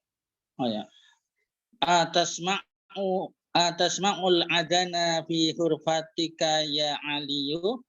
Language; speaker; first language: Arabic; non-native, learner; Indonesian